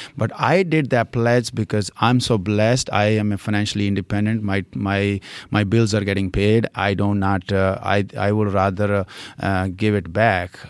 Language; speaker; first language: English; non-native, local second language; Punjabi